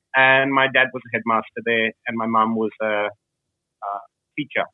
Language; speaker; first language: English; early bilingual, other home language; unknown